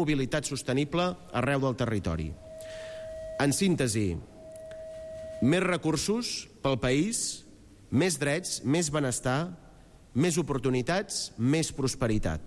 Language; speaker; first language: Catalan; native; Catalan